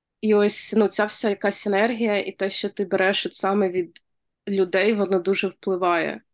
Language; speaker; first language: Ukrainian; native; Ukrainian